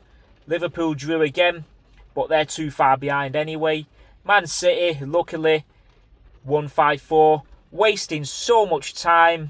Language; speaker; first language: English; native; English